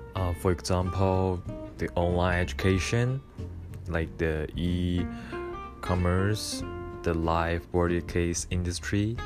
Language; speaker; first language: English; non-native, fluent; Chinese